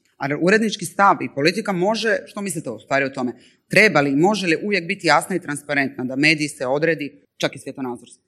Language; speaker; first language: Croatian; native; Croatian